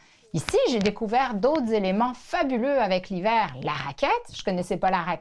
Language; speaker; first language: French; native; French